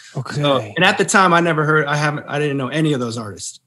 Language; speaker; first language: English; native; English